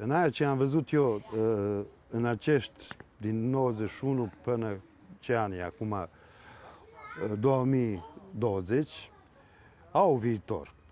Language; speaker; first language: Romanian; early bilingual, heritage; Serbian